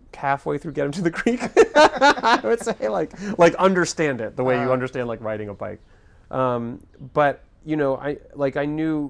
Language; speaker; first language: English; native; English